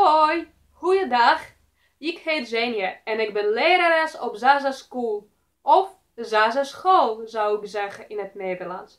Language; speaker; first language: Dutch; non-native, fluent; Russian